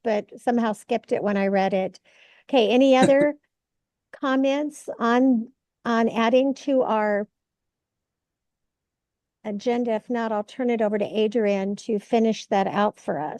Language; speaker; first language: English; native; English